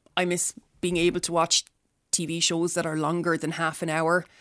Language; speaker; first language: English; native; English